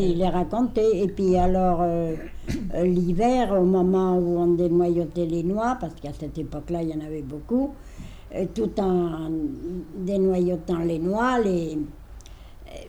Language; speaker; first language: French; native; French